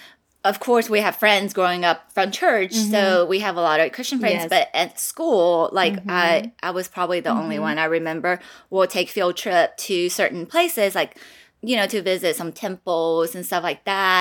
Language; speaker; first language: English; non-native, fluent; Chinese